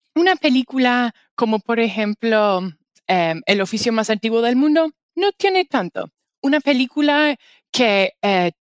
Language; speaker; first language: Spanish; non-native, fluent; English